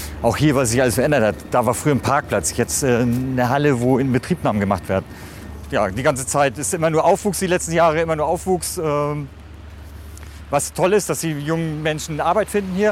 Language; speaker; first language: German; native; German